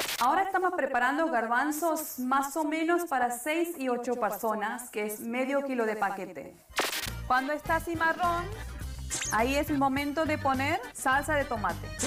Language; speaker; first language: Spanish; non-native, fluent; Hindi